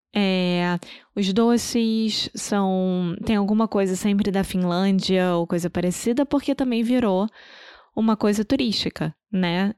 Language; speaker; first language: Portuguese; native; Portuguese